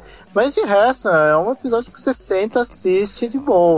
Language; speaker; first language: Portuguese; native; Portuguese